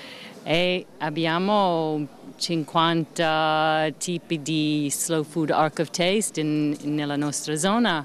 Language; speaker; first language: Italian; non-native, learner; English